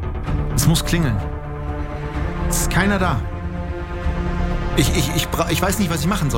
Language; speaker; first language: German; native; German